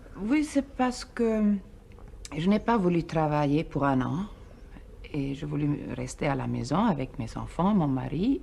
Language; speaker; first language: French; non-native, fluent; Swedish